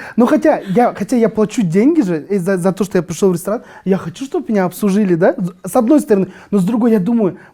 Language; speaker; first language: Russian; non-native, local second language; Kazakh